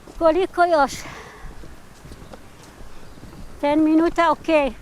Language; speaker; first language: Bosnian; non-native, learner; Arabic